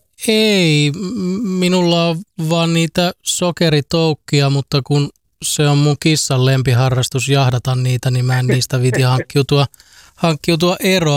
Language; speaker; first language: Finnish; native; Finnish